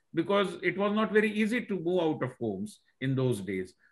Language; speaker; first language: English; non-native, local second language; Marathi